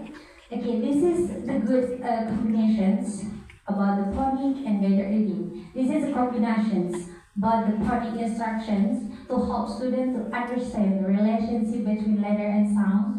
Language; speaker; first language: English; non-native, learner; Indonesian